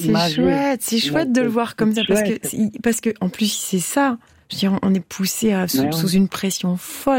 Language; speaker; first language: French; native; French